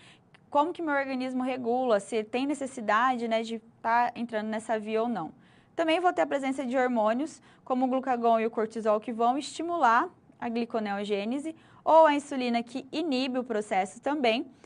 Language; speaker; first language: Portuguese; native; Portuguese